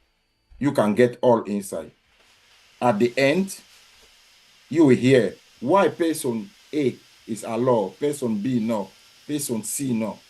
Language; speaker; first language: English; non-native, learner; French